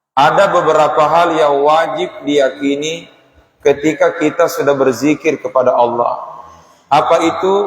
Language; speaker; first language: Malay; non-native, local second language; Buginese